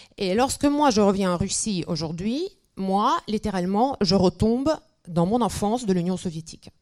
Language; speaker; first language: French; non-native, fluent; Russian